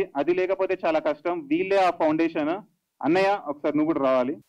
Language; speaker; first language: Telugu; native; Telugu